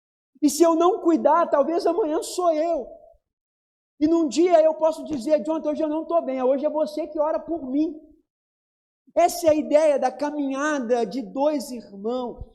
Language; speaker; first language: Portuguese; native; Portuguese